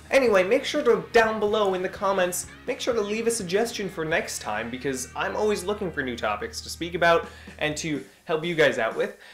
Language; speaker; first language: English; native; English